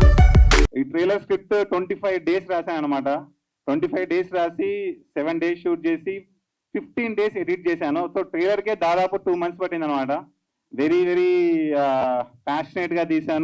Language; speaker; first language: Telugu; native; Telugu